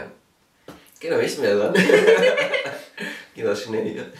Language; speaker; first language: German; native; German